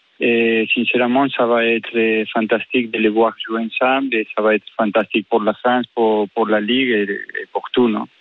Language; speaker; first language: French; non-native, fluent; Spanish